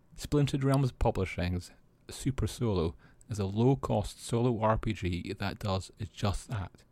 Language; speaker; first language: English; native; English